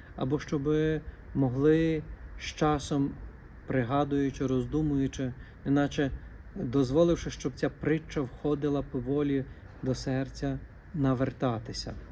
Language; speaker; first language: Ukrainian; native; Ukrainian